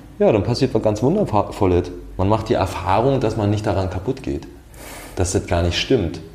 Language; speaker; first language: German; native; German